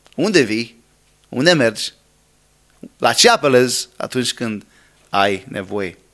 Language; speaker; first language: Romanian; non-native, fluent; English